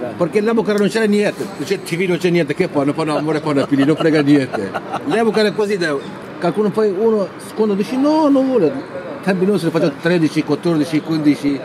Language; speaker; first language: Italian; non-native, learner; Turkish